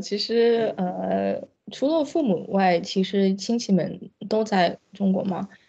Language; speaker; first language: Chinese; early bilingual, heritage; Chinese